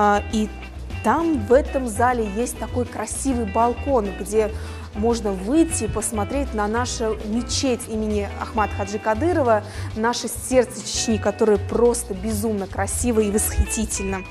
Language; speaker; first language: Russian; native; Russian